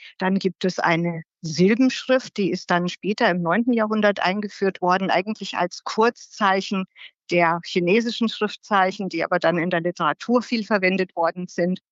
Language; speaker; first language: German; native; German